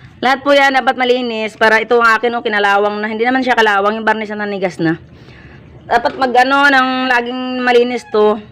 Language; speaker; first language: Filipino; non-native, local second language; Hiligaynon